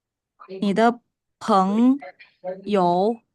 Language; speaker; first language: Chinese; non-native, fluent; Indonesian